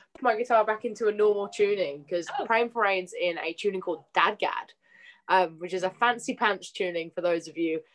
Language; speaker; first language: English; native; English